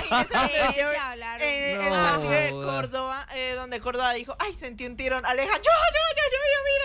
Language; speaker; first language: Spanish; native; Spanish